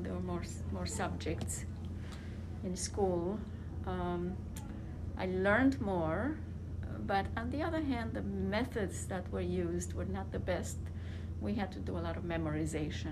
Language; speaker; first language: English; non-native, fluent; Romanian